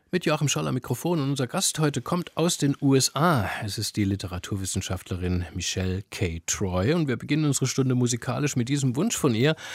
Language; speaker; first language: German; native; German